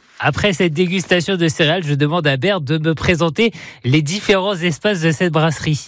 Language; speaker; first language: French; native; French